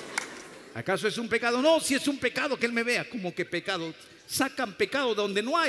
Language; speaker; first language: Spanish; native; Spanish